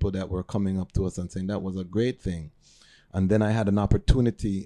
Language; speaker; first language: English; native; English